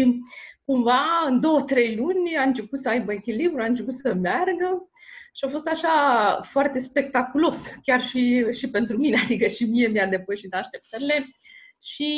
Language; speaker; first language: Romanian; native; Romanian